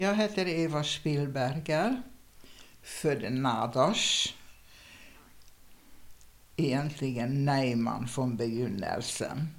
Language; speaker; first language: Swedish; non-native, fluent; Hungarian